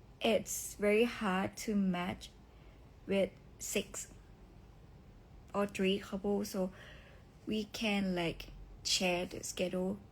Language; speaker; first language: English; non-native, learner; Thai